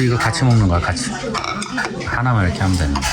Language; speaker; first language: Korean; native; Korean